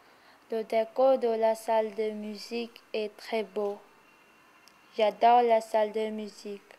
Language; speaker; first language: French; non-native, learner; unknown